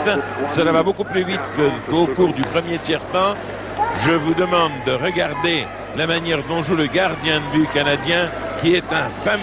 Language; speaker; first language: French; native; French